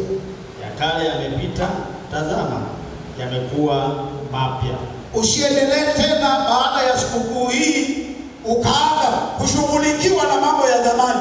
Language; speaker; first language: Swahili; native; Swahili